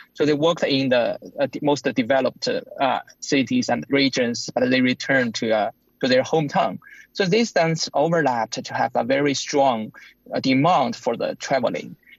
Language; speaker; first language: English; non-native, fluent; Chinese